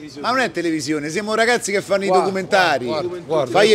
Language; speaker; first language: Italian; native; Italian